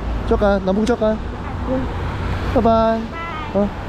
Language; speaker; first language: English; non-native, learner; Korean